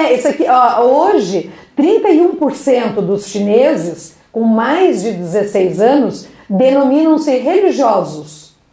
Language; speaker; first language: Portuguese; native; Portuguese